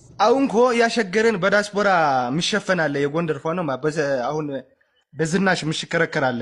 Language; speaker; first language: Amharic; non-native, local second language; Tigrinya